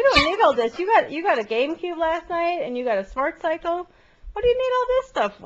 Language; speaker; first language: English; native; English